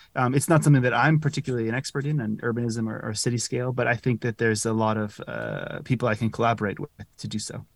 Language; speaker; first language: English; native; English